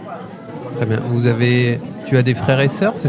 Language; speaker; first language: French; native; French